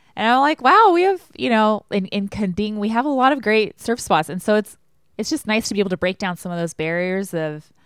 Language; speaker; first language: English; non-native, fluent; Chinese